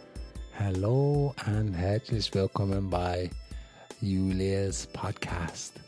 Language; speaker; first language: German; non-native, fluent; English